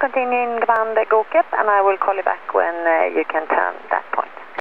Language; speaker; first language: English; non-native, fluent; Swedish